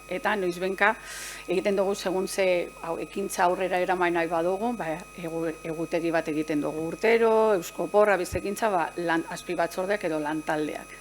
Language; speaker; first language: Basque; native; Basque